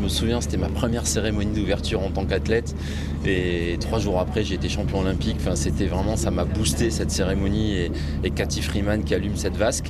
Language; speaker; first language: French; native; French